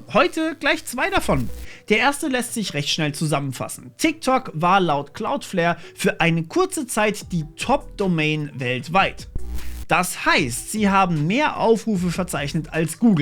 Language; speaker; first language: German; native; German